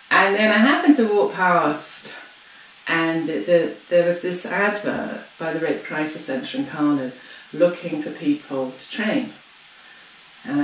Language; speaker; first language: English; native; English